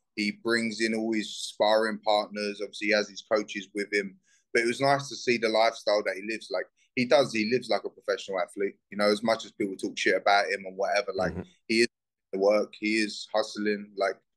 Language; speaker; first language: English; native; English